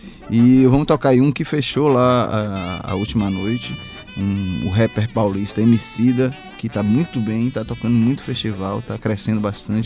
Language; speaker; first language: Portuguese; native; Portuguese